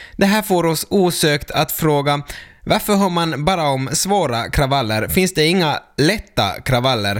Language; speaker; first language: Swedish; native; Swedish